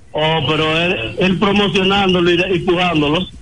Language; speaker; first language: Spanish; native; Spanish